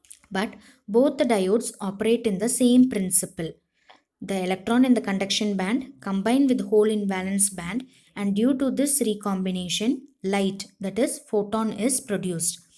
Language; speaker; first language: English; non-native, local second language; Tamil